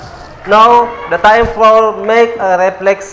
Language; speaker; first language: English; non-native, learner; Indonesian